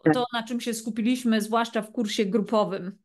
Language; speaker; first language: Polish; native; Polish